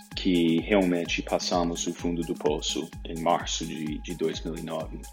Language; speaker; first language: Portuguese; non-native, fluent; English